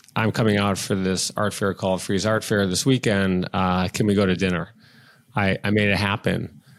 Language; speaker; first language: English; native; English